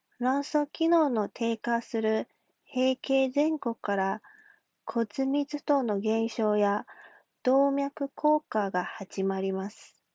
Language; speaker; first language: Japanese; non-native, fluent; Chinese